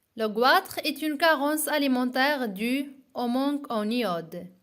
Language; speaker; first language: French; non-native, local second language; Arabic